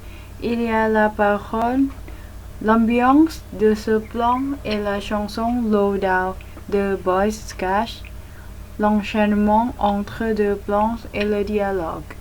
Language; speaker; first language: French; non-native, learner; Thai